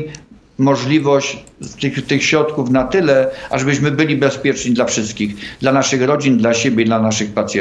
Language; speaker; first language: Polish; native; Polish